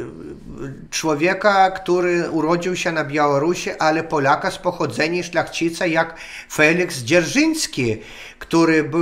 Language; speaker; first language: Polish; non-native, learner; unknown